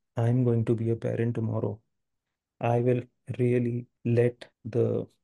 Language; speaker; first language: English; non-native, local second language; Hindi